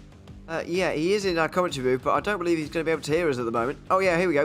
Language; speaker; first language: English; native; English